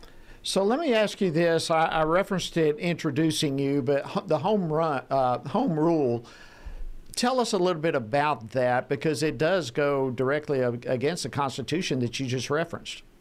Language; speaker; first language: English; native; English